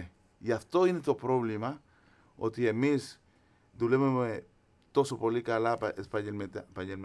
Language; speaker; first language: Greek; non-native, fluent; Spanish